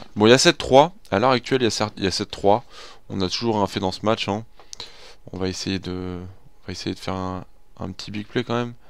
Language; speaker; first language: French; native; French